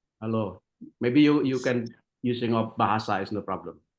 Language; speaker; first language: English; non-native, learner; Indonesian